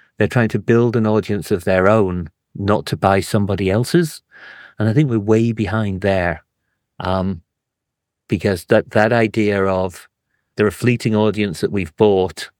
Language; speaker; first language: English; native; English